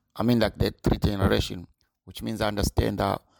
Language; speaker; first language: English; non-native, local second language; North Ndebele